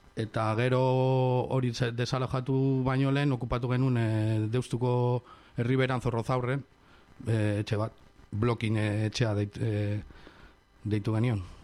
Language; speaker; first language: Basque; non-native, local second language; Spanish